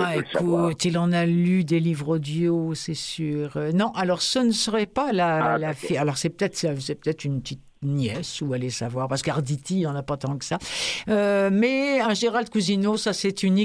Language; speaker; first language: French; native; French